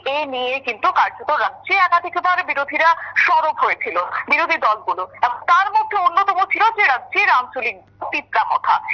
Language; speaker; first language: Bangla; native; Bangla